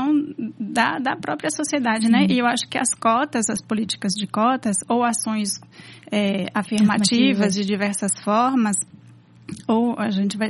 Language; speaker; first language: Portuguese; non-native, fluent; French